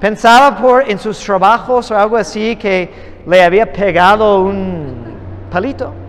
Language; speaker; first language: Spanish; non-native, fluent; English